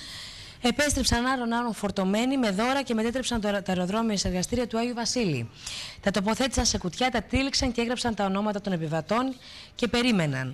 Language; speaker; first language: Greek; native; Greek